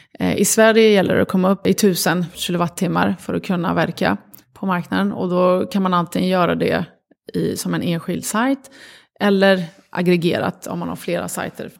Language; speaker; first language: Swedish; early bilingual, other home language; Arabic